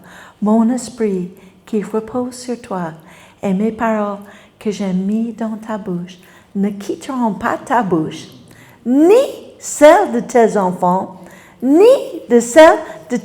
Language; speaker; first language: French; non-native, fluent; English